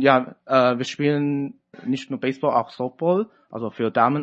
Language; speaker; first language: German; non-native, fluent; Chinese